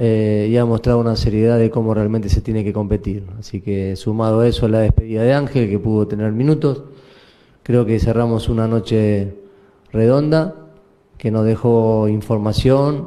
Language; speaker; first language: Spanish; native; Spanish